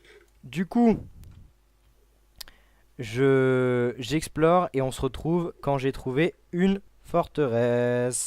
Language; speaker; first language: French; native; French